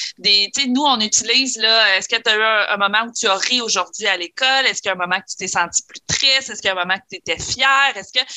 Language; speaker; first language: French; native; French